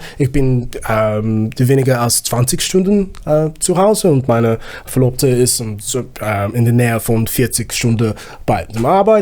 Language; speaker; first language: German; non-native, learner; Zulu